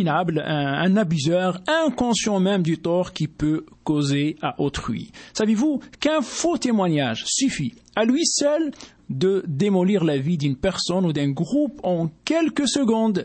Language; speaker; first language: French; native; French